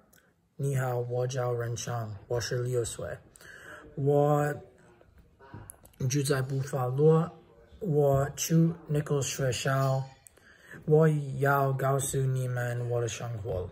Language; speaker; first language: Chinese; non-native, learner; English